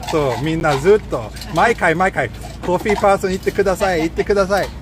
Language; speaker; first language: Japanese; non-native, fluent; Swedish